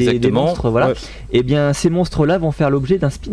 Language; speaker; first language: French; native; French